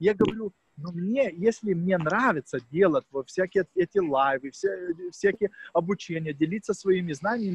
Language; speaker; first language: Russian; non-native, fluent; Lithuanian